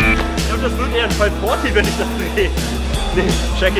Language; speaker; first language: German; native; German